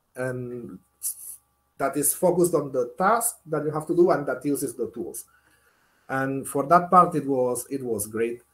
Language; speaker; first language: English; non-native, fluent; Spanish